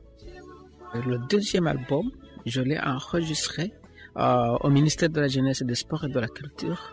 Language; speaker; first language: French; non-native, local second language; Rundi